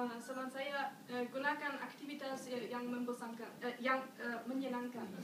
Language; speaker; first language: Indonesian; non-native, learner; German